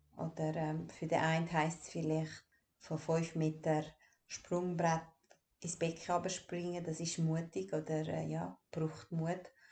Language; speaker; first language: German; early bilingual, other home language; Albanian